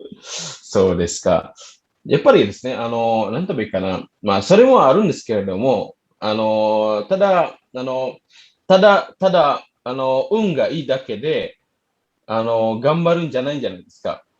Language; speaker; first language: Japanese; non-native, fluent; Indonesian